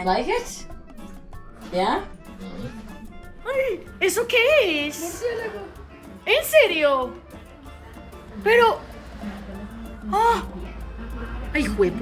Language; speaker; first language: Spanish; early bilingual, heritage; English